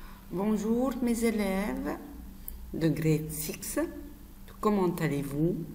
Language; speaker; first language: French; non-native, fluent; Arabic